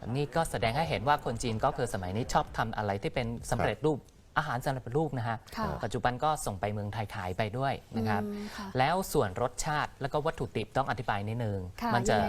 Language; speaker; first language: Thai; non-native, fluent; Chinese